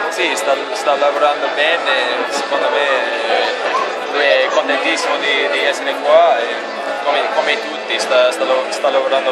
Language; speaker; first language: Italian; non-native, fluent; English